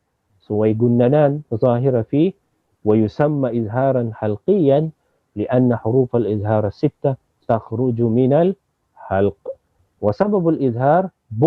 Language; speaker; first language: Arabic; non-native, fluent; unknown